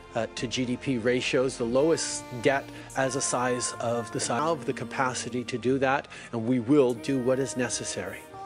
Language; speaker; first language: English; native; English